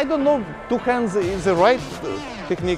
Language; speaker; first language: English; non-native, learner; Russian